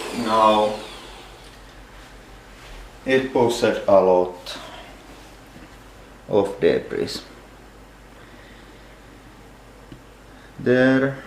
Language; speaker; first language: English; non-native, fluent; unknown